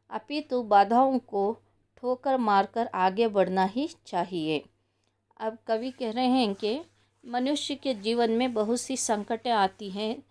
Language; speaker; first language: Hindi; non-native, local second language; Kannada